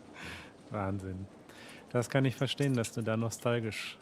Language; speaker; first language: German; native; German